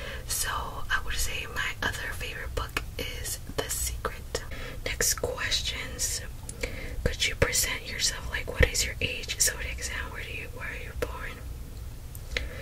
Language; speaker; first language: English; early bilingual, other home language; Spanish